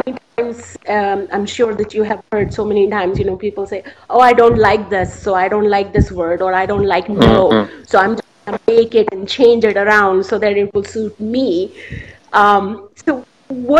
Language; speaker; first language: English; non-native, local second language; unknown